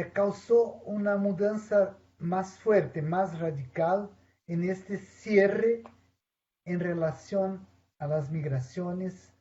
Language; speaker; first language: Spanish; non-native, fluent; Portuguese